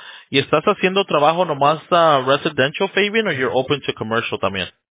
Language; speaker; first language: Spanish; early bilingual, heritage; Spanish